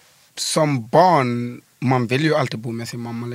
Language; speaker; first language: Swedish; early bilingual, other home language; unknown